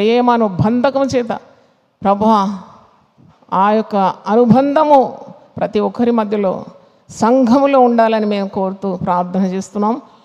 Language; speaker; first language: Telugu; non-native, fluent; Malayalam